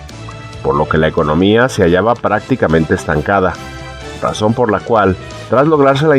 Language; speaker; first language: Spanish; native; Spanish